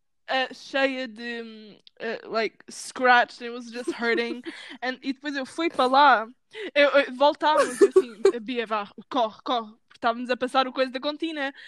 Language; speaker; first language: Portuguese; early bilingual, heritage; Portuguese